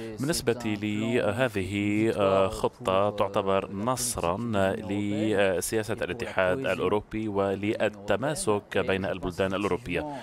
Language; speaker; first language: Arabic; non-native, fluent; French